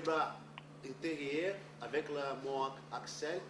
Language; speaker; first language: French; non-native, learner; Portuguese